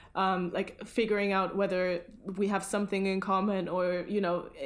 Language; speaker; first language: English; early bilingual, other home language; German